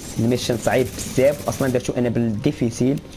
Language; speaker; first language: Arabic; native; Arabic